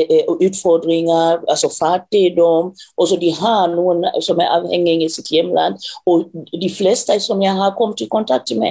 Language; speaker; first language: Norwegian; non-native, fluent; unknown